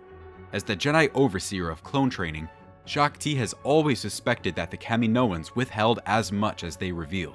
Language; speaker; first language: English; native; English